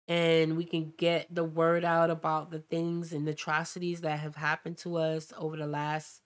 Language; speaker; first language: English; native; English